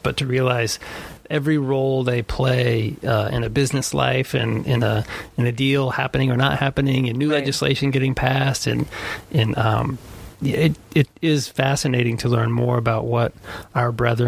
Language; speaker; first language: English; native; English